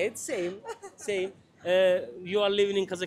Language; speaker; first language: English; non-native, learner; Turkish